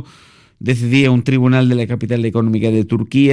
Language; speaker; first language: Spanish; native; Spanish